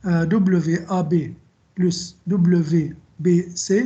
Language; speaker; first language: French; non-native, local second language; Arabic